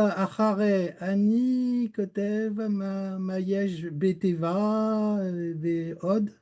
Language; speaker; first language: Hebrew; non-native, learner; French